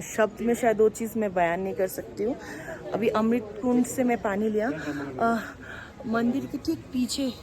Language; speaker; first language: Hindi; non-native, local second language; Bangla